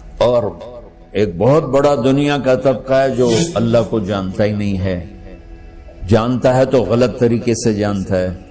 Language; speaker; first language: Urdu; non-native, local second language; Punjabi